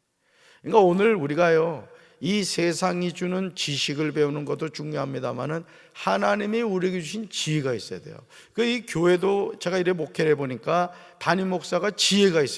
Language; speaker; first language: Korean; native; Korean